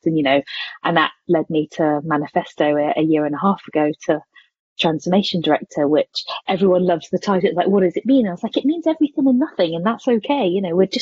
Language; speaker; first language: English; native; English